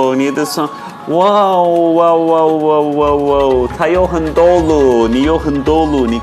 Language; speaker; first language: Chinese; non-native, fluent; Turkish